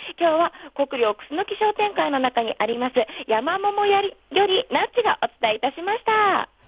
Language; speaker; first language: Japanese; native; Japanese